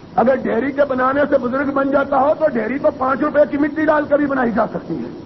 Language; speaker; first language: Urdu; non-native, local second language; Punjabi